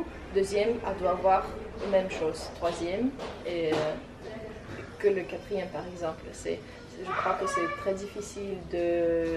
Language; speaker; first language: French; non-native, fluent; Tajik